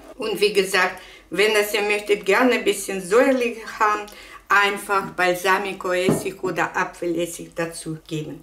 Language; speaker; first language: German; non-native, fluent; Russian